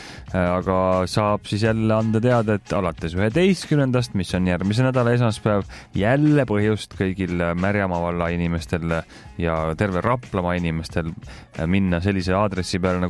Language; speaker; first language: Estonian; native; Estonian